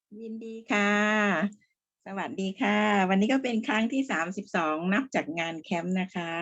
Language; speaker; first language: Thai; native; Thai